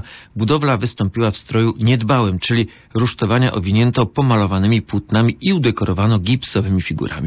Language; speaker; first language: Polish; native; Polish